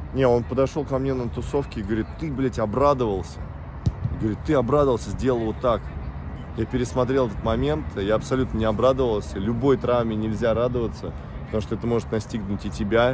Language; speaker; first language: Russian; native; Russian